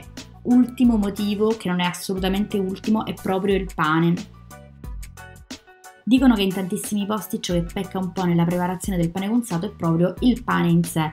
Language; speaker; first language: Italian; native; Italian